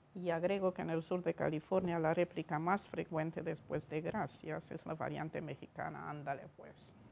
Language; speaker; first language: Spanish; non-native, fluent; Romanian